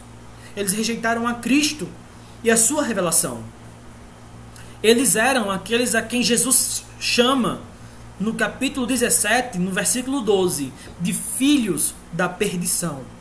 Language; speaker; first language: Portuguese; native; Portuguese